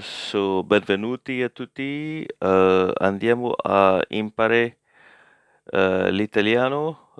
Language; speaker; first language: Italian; non-native, learner; English